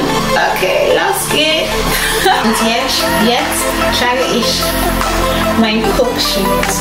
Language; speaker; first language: German; non-native, learner; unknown